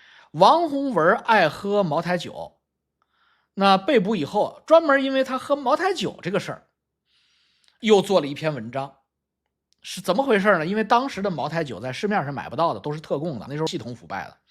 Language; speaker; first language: Chinese; native; Chinese